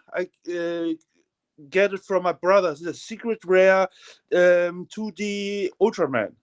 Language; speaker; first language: English; non-native, learner; German